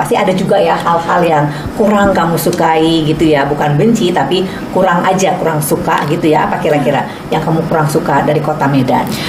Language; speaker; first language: Indonesian; native; Indonesian